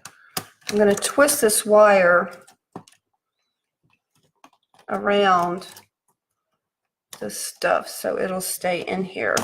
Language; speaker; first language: English; native; English